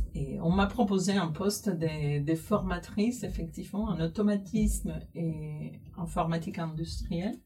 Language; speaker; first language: French; non-native, fluent; Spanish